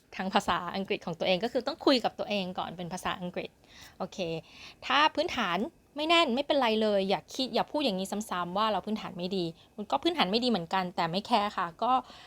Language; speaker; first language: Thai; native; Thai